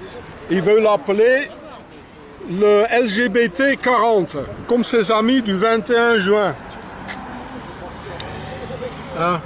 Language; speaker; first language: French; non-native, fluent; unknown